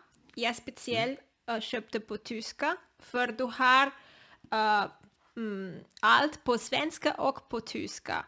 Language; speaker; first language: Swedish; non-native, learner; Spanish